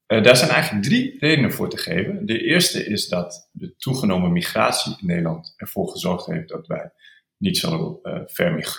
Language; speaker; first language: Dutch; native; Dutch